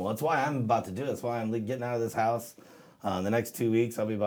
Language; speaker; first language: English; native; English